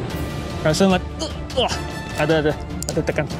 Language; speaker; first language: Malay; non-native, local second language; Chinese